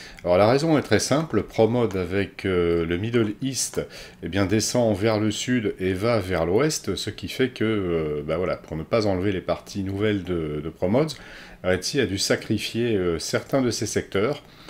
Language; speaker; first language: French; native; French